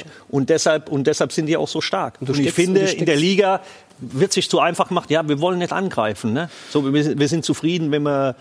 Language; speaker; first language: German; native; German